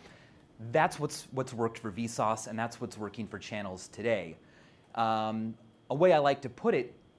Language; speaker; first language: English; native; English